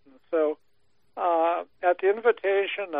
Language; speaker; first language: English; native; English